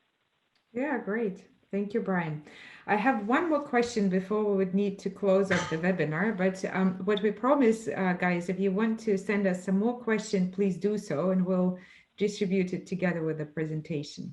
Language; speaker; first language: English; non-native, fluent; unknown